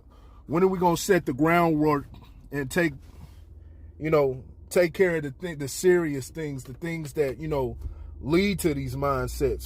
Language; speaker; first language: English; native; English